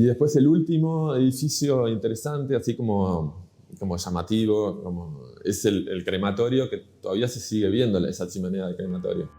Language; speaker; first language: Spanish; native; Spanish